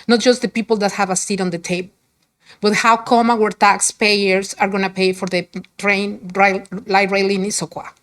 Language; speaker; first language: English; non-native, fluent; Spanish